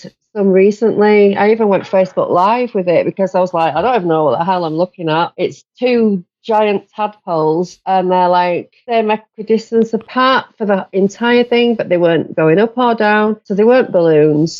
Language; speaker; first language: English; native; English